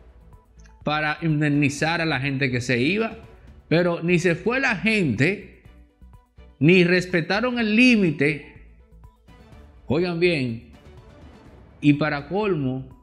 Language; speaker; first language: Spanish; native; Spanish